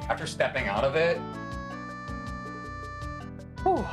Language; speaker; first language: English; native; English